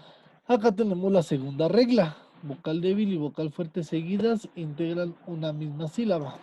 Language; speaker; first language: Spanish; native; Spanish